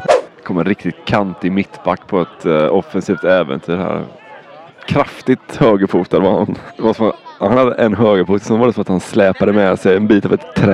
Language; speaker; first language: Swedish; native; Swedish